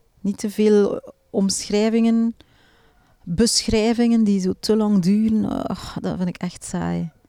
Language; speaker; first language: Dutch; native; Dutch